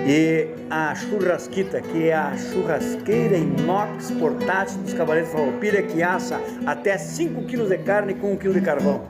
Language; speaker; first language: Portuguese; native; Portuguese